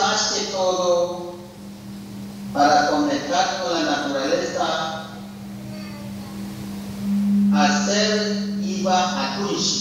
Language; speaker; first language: Spanish; non-native, local second language; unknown